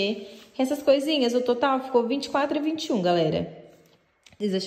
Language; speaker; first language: Portuguese; native; Portuguese